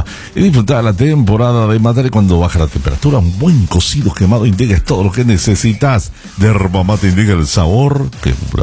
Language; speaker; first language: Spanish; native; Spanish